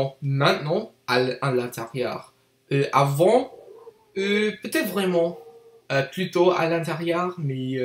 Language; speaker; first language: French; non-native, learner; English